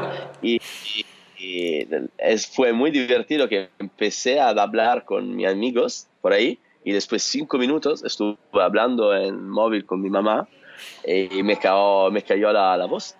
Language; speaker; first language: Spanish; non-native, fluent; Italian